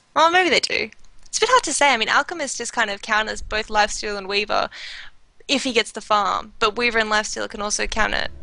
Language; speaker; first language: English; native; English